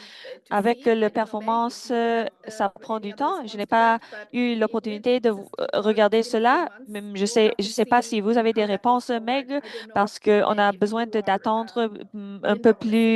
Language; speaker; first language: French; non-native, fluent; English